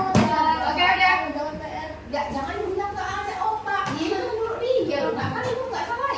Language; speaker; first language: Indonesian; native; Indonesian